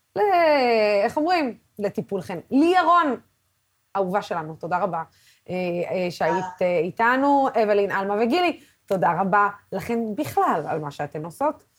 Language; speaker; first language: Hebrew; non-native, local second language; Arabic